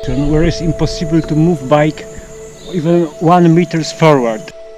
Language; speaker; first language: English; non-native, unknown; Polish